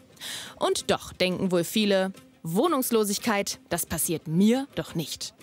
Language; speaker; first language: German; native; German